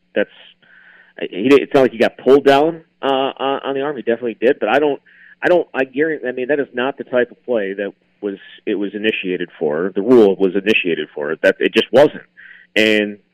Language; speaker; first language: English; native; English